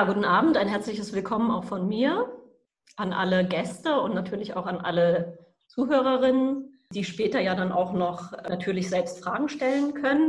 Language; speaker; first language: German; native; German